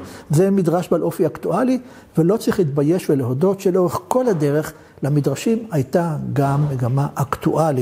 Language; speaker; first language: Hebrew; native; Hebrew